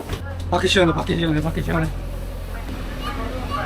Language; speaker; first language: Korean; native; Korean